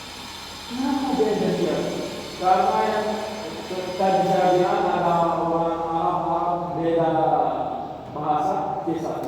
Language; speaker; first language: Indonesian; non-native, learner; Arabic